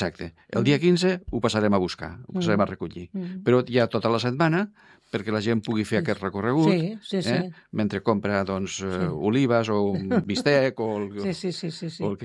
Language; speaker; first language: Catalan; non-native, fluent; Spanish